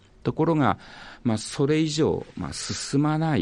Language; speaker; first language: Japanese; native; Japanese